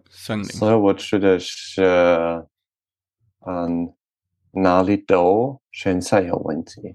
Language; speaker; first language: Chinese; non-native, learner; French